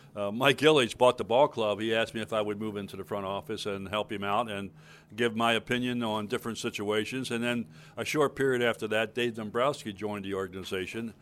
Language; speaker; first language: English; native; English